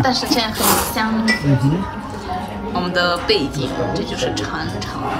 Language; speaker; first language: Chinese; non-native, fluent; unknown